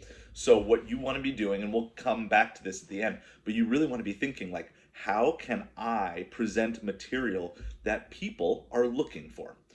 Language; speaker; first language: English; native; English